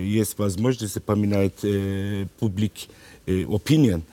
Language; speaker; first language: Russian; non-native, learner; Turkish